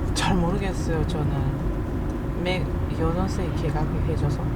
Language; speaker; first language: Korean; non-native, learner; Japanese